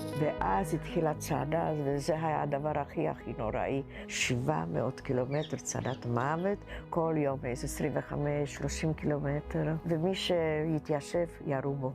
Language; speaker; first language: Hebrew; non-native, fluent; Czech